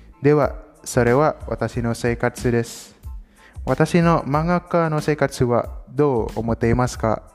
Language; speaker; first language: Japanese; non-native, learner; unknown